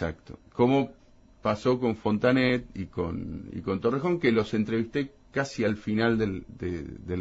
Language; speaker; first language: Spanish; native; Spanish